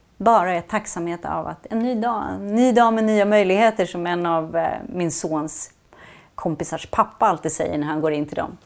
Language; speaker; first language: Swedish; native; Swedish